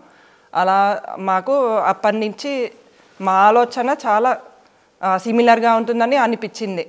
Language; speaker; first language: Telugu; non-native, fluent; Finnish